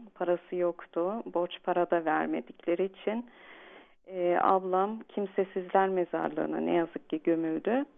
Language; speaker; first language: Turkish; early bilingual, heritage; Turkish